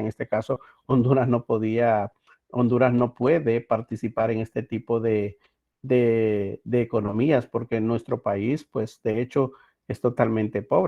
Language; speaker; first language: Spanish; native; Spanish